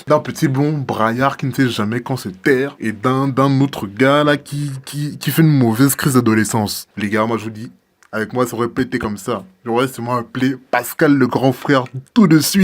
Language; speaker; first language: French; native; French